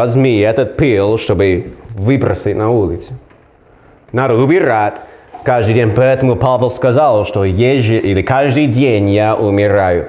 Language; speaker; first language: Russian; non-native, learner; English